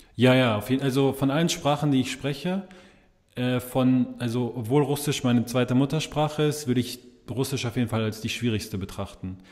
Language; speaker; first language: German; native; German